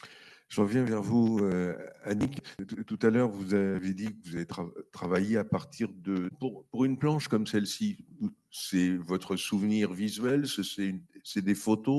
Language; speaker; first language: French; native; French